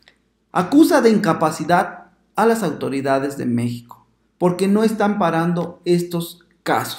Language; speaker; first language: Spanish; native; Spanish